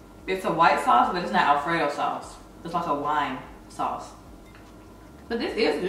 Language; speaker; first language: English; native; English